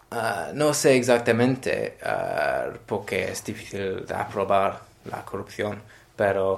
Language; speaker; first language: Spanish; non-native, learner; English